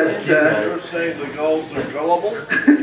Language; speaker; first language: English; native; English